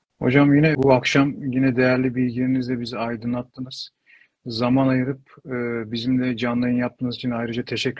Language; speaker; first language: Turkish; native; Turkish